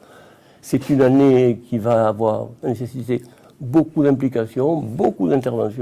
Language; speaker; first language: French; native; French